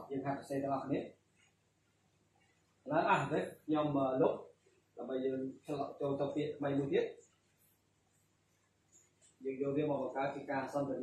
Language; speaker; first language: Arabic; non-native, fluent; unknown